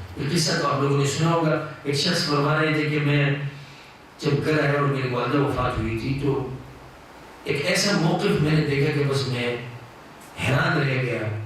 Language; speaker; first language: Urdu; non-native, local second language; Pashto